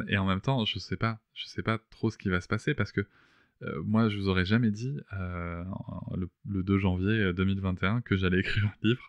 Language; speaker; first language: French; native; French